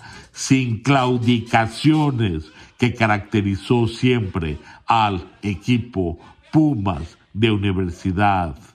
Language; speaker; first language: Spanish; early bilingual, heritage; Spanish